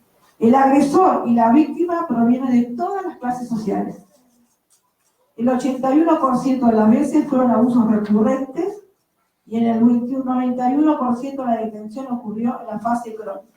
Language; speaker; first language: Spanish; native; Spanish